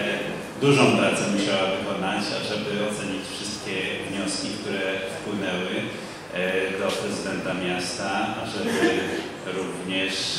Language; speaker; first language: Polish; native; Polish